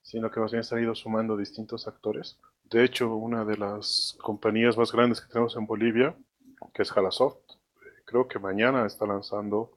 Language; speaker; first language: Spanish; native; Spanish